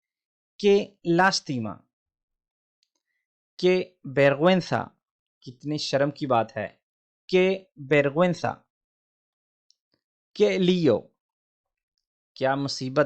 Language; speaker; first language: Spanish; non-native, fluent; Urdu